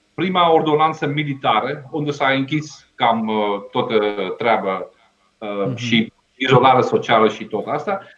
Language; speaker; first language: Romanian; non-native, fluent; Dutch